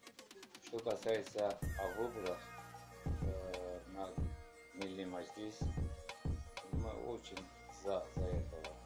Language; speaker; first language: Russian; non-native, fluent; Azerbaijani